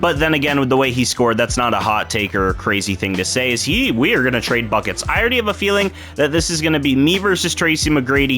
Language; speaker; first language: English; native; English